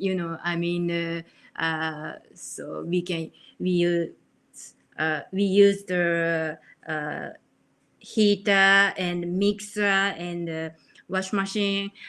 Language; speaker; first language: English; non-native, learner; Japanese